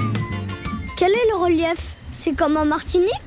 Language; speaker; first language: French; native; French